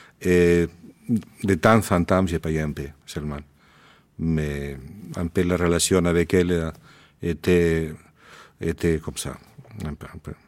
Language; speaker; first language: French; non-native, learner; Spanish